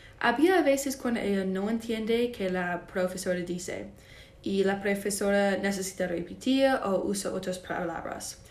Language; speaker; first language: Spanish; non-native, learner; English